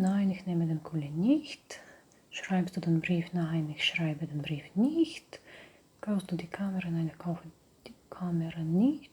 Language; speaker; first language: German; non-native, learner; Russian